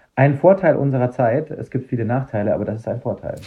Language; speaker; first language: German; native; German